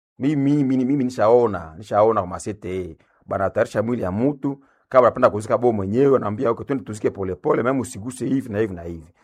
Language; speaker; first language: Swahili; non-native, local second language; Nande